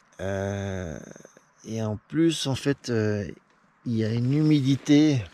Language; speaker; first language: French; native; French